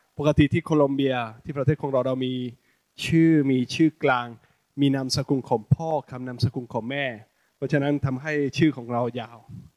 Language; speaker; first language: Thai; non-native, fluent; Spanish